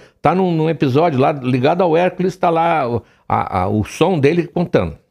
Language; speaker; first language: Portuguese; native; Portuguese